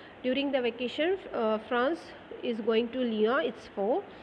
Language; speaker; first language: English; non-native, local second language; Marathi